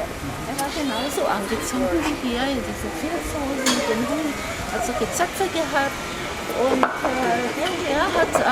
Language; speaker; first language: German; non-native, local second language; Slovak